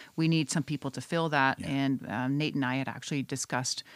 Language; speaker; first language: English; non-native, fluent; Dutch